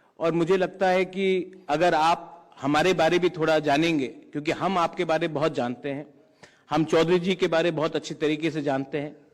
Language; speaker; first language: Hindi; non-native, local second language; Kok Borok